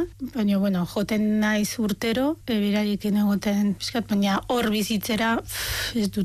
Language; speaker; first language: Basque; non-native, fluent; Arabic